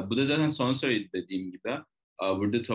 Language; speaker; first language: Turkish; native; Turkish